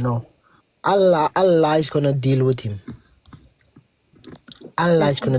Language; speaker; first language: English; early bilingual, heritage; English